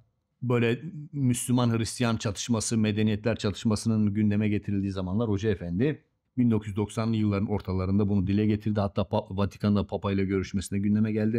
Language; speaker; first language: Turkish; native; Turkish